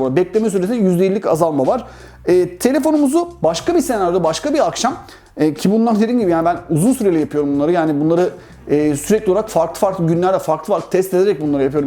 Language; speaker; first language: Turkish; native; Turkish